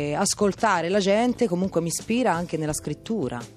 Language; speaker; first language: Italian; native; Italian